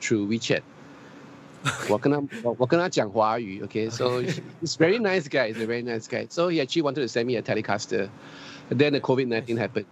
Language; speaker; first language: English; native; English